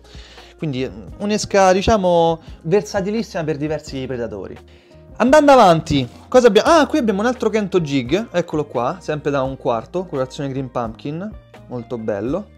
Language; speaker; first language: Italian; native; Italian